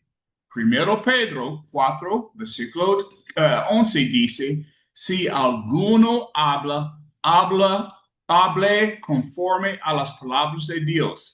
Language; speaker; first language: Spanish; non-native, learner; English